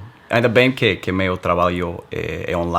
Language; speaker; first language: Portuguese; non-native, learner; English